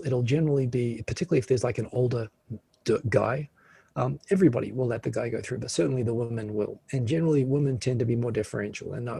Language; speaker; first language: English; native; English